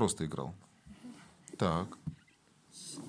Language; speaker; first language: Russian; native; Russian